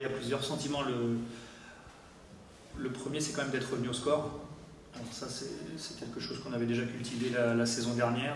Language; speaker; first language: French; native; French